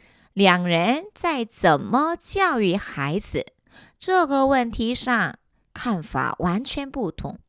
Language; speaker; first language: Chinese; non-native, fluent; Korean